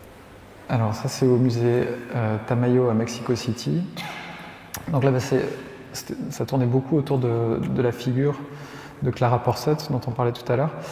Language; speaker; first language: French; native; French